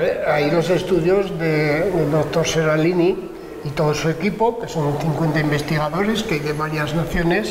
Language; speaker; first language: Spanish; native; Spanish